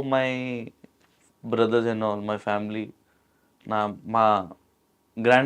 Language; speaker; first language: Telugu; non-native, local second language; Urdu